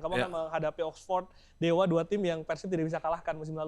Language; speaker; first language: Indonesian; native; Indonesian